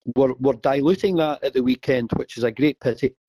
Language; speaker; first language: English; native; English